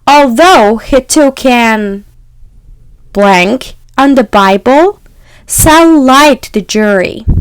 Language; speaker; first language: English; non-native, fluent; Persian